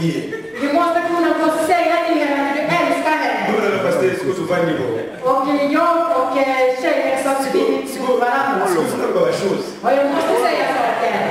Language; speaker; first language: Swedish; non-native, fluent; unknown